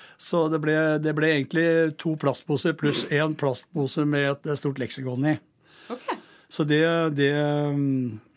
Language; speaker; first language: Norwegian; native; Norwegian